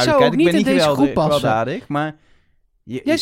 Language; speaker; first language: Dutch; native; Dutch